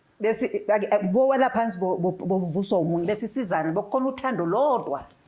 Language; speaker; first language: Zulu; native; Zulu